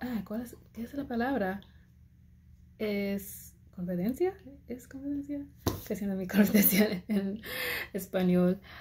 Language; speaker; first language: Spanish; non-native, learner; English